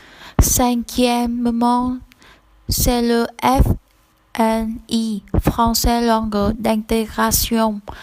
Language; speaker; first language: French; non-native, learner; Vietnamese